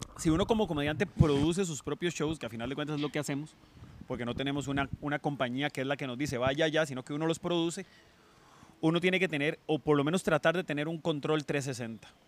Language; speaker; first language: Spanish; native; Spanish